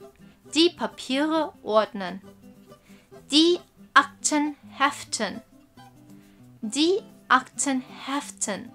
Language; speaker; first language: German; non-native, fluent; Chinese